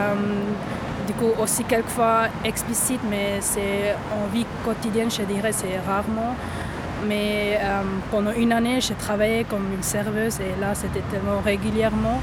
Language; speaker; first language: French; non-native, local second language; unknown